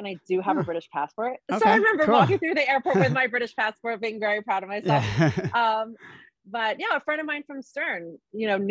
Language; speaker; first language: English; native; English